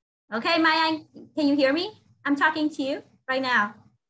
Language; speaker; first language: English; non-native, fluent; Vietnamese